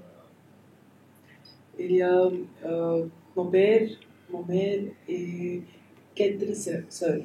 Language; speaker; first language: French; non-native, learner; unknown